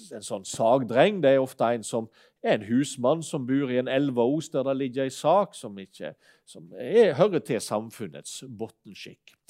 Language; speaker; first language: Norwegian; native; Norwegian